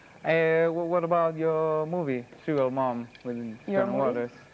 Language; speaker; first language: English; non-native, learner; Italian